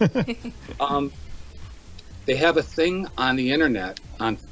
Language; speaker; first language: English; native; English